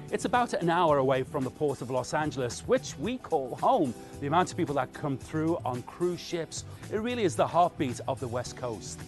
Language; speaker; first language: English; native; English